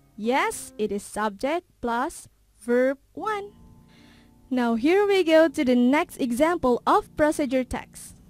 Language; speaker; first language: English; non-native, fluent; Indonesian